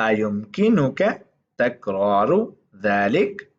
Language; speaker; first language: Arabic; non-native, fluent; Urdu